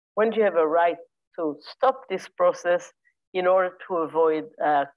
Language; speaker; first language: English; non-native, fluent; Hebrew